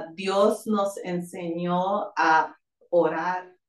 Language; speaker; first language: Spanish; early bilingual, heritage; Spanish